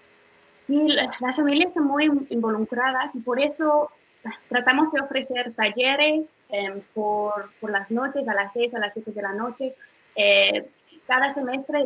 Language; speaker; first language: Spanish; non-native, fluent; English